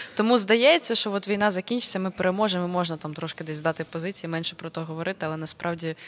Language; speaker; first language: Ukrainian; native; Ukrainian